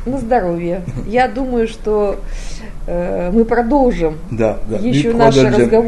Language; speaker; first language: Russian; native; Russian